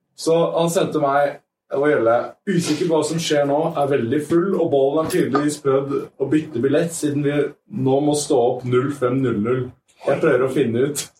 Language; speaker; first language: Norwegian; native; Norwegian